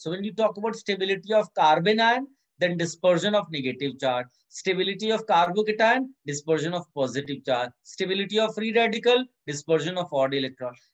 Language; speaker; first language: English; non-native, local second language; Hindi